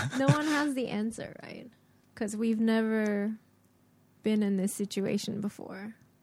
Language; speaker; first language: English; non-native, fluent; Japanese